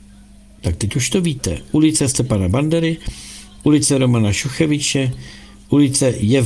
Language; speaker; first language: Czech; native; Czech